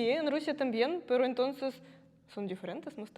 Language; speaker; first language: Spanish; non-native, fluent; Russian